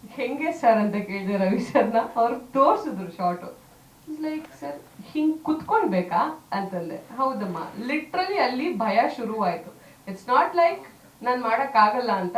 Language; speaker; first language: Kannada; native; Kannada